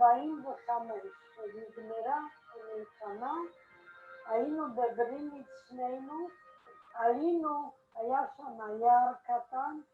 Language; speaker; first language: Hebrew; non-native, fluent; Polish